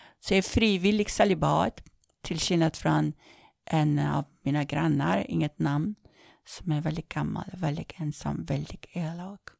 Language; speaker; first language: Swedish; non-native, fluent; Persian